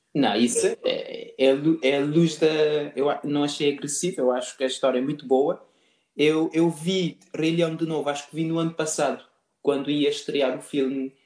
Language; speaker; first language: Portuguese; non-native, local second language; Kabuverdianu